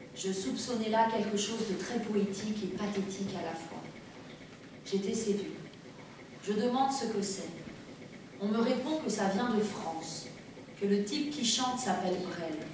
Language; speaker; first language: French; early bilingual, other home language; Persian